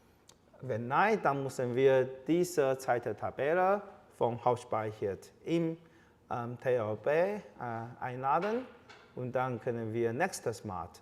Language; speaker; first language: German; non-native, fluent; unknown